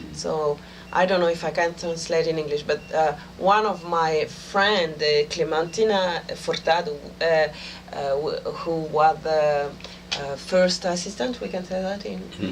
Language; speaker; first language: English; non-native, fluent; French